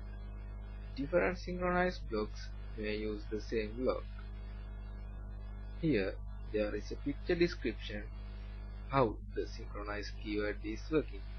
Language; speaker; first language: English; non-native, learner; Sinhala